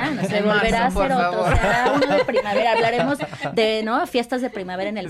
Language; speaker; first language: Spanish; native; Spanish